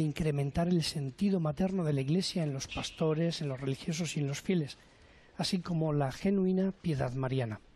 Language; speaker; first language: Spanish; native; Spanish